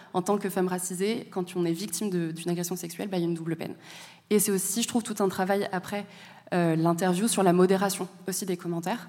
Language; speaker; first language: French; native; French